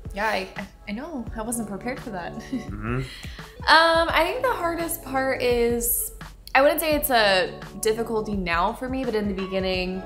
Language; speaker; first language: English; native; English